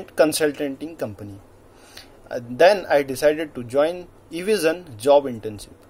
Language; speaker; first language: English; non-native, local second language; Hindi